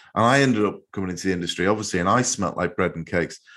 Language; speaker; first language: English; native; English